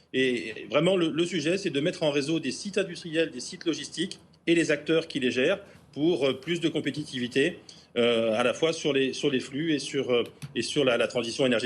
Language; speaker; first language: French; native; French